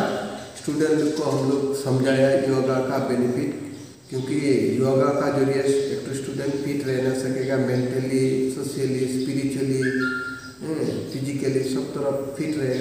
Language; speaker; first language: Hindi; non-native, local second language; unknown